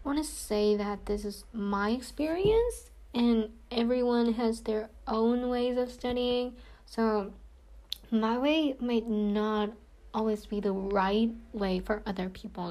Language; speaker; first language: English; non-native, fluent; Korean